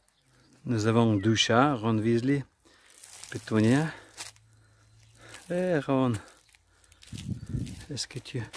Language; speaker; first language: French; non-native, learner; Ukrainian